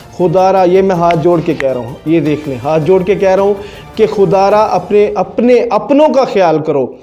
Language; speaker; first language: Urdu; non-native, local second language; Punjabi